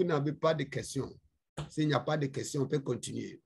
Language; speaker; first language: French; non-native, fluent; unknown